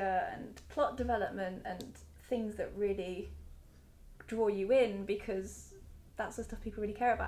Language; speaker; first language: English; native; English